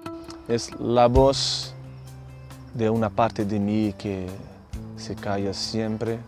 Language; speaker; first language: Spanish; non-native, learner; Portuguese